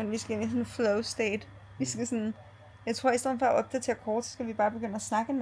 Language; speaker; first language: Danish; native; Danish